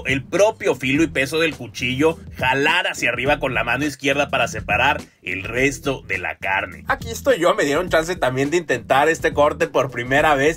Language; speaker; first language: Spanish; native; Spanish